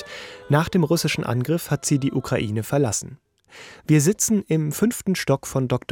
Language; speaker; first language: German; native; German